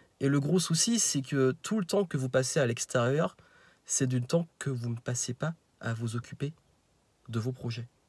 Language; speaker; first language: French; native; French